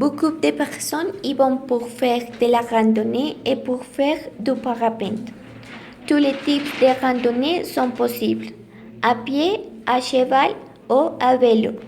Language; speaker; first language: French; non-native, learner; Spanish